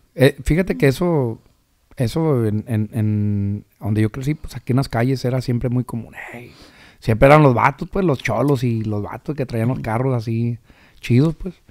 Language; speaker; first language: Spanish; early bilingual, heritage; Spanish